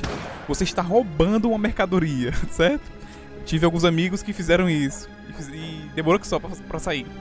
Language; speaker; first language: Portuguese; native; Portuguese